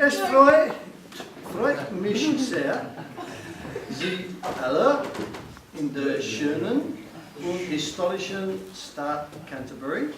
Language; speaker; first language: German; non-native, learner; English